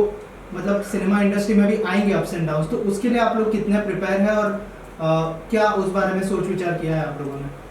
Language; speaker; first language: Hindi; native; Hindi